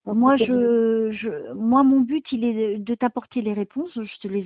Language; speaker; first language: French; native; French